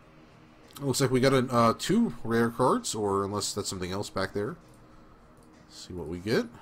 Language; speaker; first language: English; native; English